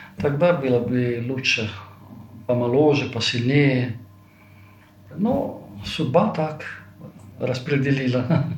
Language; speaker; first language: Russian; non-native, fluent; Italian